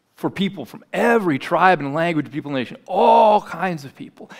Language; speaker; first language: English; native; English